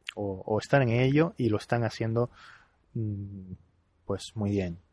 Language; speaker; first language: Spanish; native; Spanish